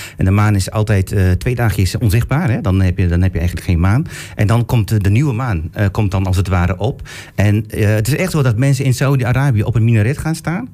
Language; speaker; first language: Dutch; early bilingual, other home language; Turkish